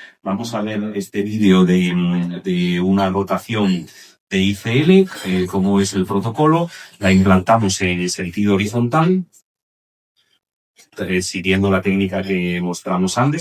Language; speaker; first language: Spanish; native; Spanish